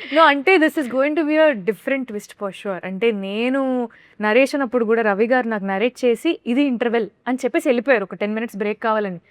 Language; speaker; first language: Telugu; native; Telugu